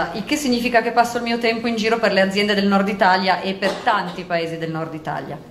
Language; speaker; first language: Italian; native; Italian